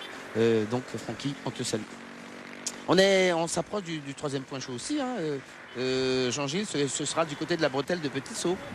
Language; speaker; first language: French; native; French